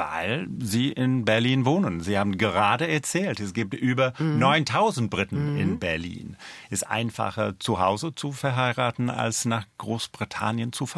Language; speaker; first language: German; non-native, fluent; English